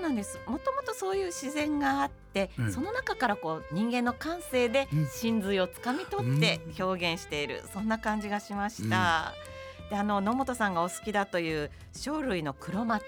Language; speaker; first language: Japanese; native; Japanese